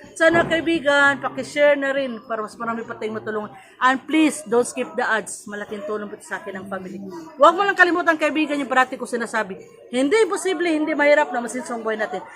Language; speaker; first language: Filipino; non-native, local second language; Cebuano